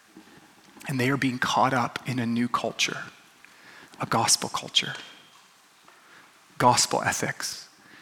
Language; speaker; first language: English; native; English